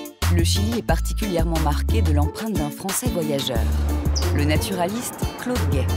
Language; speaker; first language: French; native; French